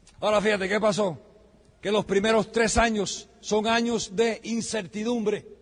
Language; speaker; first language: Spanish; early bilingual, heritage; Spanish